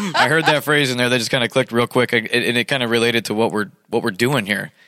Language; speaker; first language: English; native; English